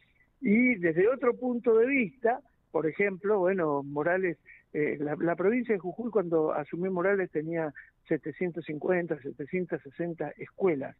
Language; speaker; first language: Spanish; native; Spanish